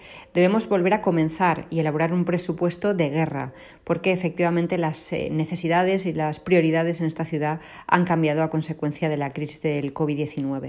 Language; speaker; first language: Spanish; native; Spanish